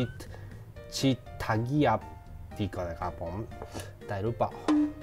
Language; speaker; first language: Thai; non-native, learner; Japanese